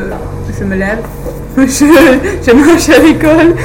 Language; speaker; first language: French; non-native, learner; English